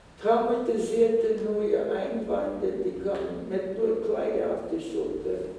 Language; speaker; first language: German; non-native, fluent; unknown